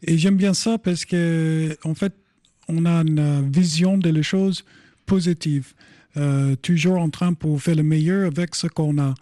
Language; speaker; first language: French; non-native, fluent; English